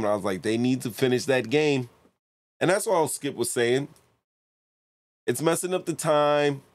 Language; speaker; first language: English; native; English